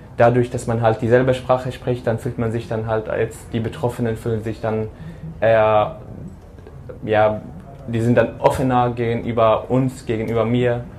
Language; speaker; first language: German; early bilingual, other home language; Arabic